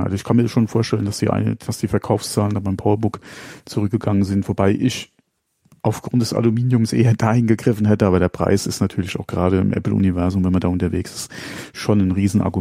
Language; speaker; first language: German; native; German